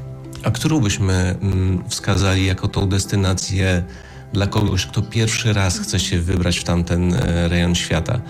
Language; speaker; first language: Polish; native; Polish